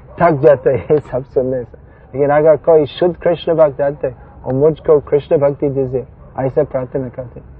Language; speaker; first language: Hindi; non-native, fluent; English